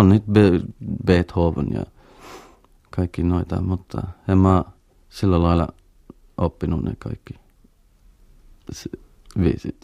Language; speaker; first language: Finnish; non-native, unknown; English